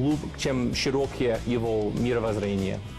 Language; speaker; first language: Russian; non-native, fluent; English